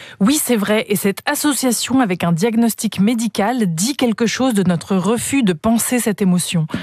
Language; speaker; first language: French; native; French